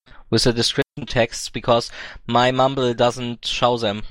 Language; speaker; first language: English; non-native, fluent; German